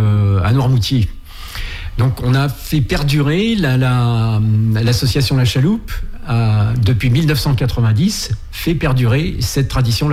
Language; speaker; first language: French; native; French